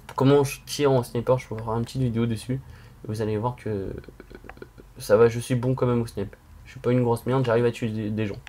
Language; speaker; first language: French; native; French